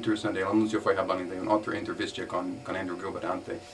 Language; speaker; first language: Spanish; non-native, learner; English